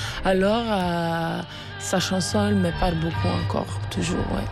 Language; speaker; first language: French; non-native, fluent; Italian